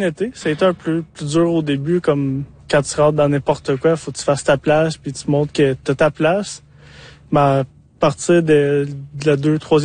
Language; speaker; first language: French; native; French